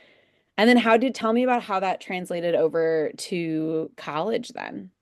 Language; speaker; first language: English; native; English